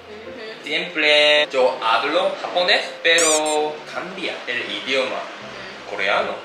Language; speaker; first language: Spanish; non-native, learner; Japanese